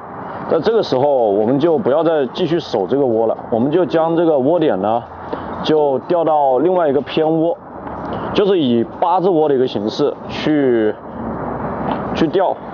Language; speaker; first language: Chinese; native; Chinese